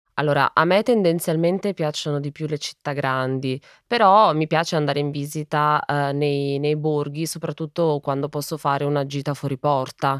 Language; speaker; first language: Italian; native; Italian